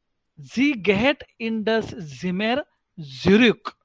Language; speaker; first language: German; non-native, fluent; Marathi